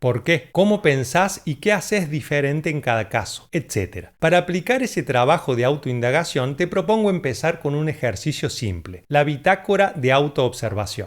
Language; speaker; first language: Spanish; native; Spanish